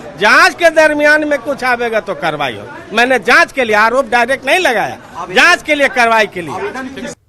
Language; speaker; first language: Hindi; native; Hindi